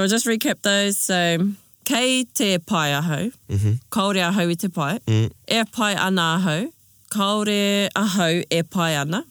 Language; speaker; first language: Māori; non-native, local second language; English